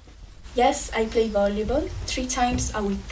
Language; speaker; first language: English; non-native, learner; Italian